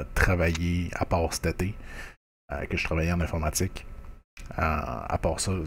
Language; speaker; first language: French; native; French